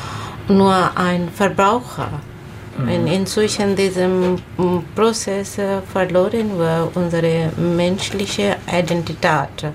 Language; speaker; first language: German; non-native, learner; Bangla